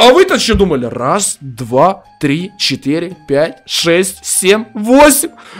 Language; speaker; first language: Russian; native; Russian